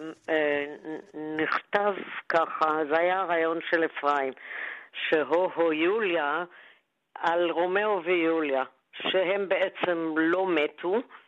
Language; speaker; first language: Hebrew; non-native, local second language; German